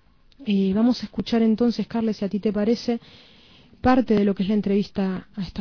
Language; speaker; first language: Spanish; native; Spanish